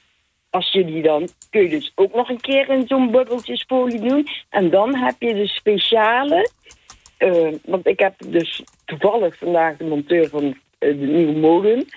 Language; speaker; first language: Dutch; native; Dutch